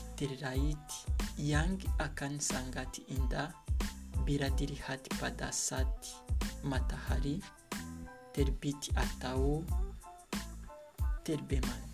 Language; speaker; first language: Indonesian; non-native, learner; Kinyarwanda